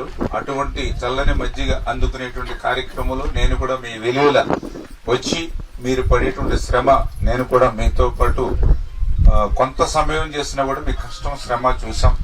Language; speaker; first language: Telugu; native; Telugu